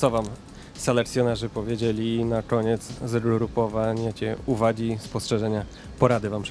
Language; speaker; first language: Polish; native; Polish